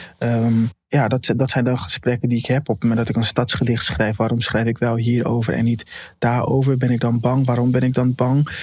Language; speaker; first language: Dutch; early bilingual, other home language; Papiamento